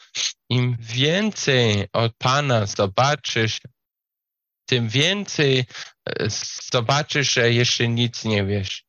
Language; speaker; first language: Polish; non-native, fluent; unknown